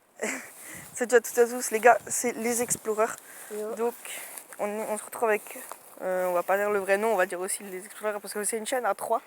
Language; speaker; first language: French; native; French